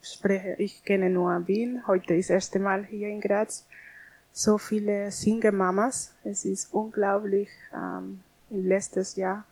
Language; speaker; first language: German; non-native, learner; Spanish